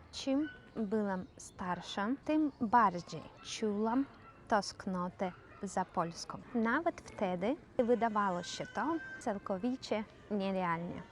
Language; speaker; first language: Polish; non-native, fluent; Russian